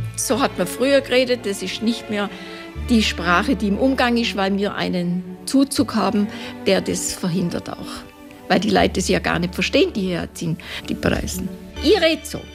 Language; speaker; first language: German; native; German